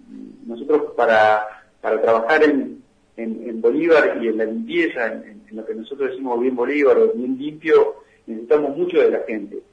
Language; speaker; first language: Spanish; native; Spanish